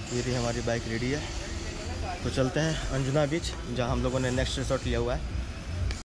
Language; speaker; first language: Hindi; native; Hindi